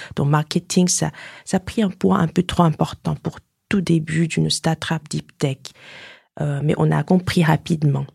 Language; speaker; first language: French; non-native, fluent; Chinese